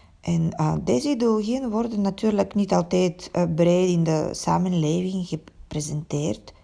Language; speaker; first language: Dutch; non-native, fluent; Bulgarian